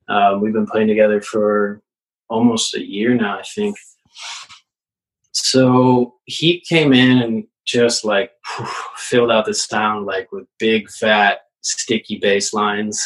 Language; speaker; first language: English; native; English